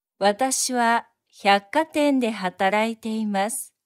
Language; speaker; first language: Japanese; native; Japanese